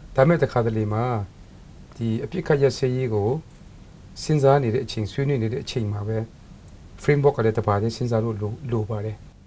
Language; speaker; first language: Burmese; non-native, local second language; Kachin